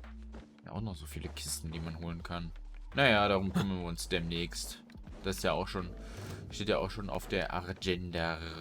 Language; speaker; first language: German; native; German